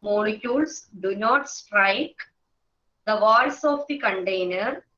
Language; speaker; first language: English; non-native, local second language; Malayalam